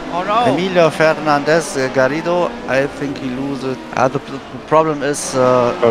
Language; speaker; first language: English; non-native, fluent; German